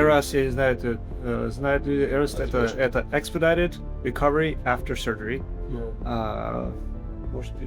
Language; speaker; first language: Russian; early bilingual, heritage; English